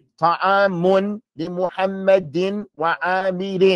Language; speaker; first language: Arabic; non-native, fluent; English